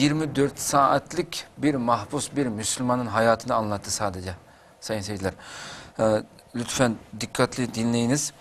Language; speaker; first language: Turkish; non-native, fluent; Uyghur